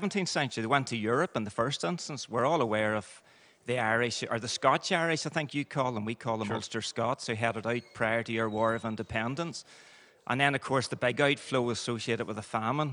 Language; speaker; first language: English; native; English